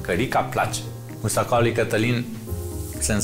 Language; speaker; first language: Romanian; native; Romanian